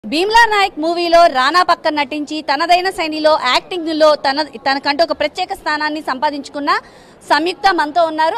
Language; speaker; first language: Telugu; native; Telugu